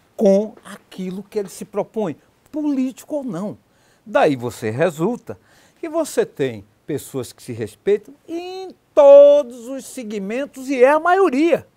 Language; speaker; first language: Portuguese; native; Portuguese